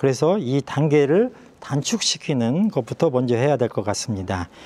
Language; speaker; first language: Korean; native; Korean